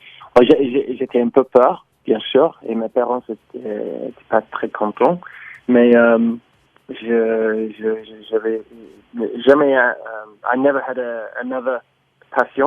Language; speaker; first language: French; non-native, learner; English